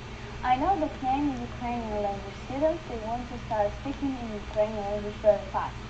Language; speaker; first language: English; non-native, learner; Ukrainian